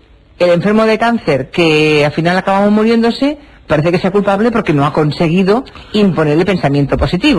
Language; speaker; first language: Spanish; native; Spanish